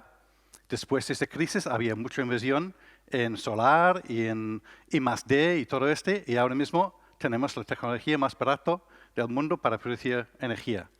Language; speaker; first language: Spanish; non-native, learner; English